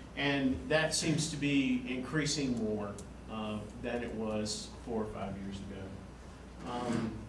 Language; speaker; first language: English; native; English